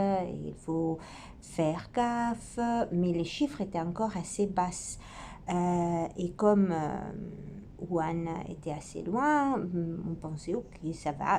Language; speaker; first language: French; non-native, fluent; Italian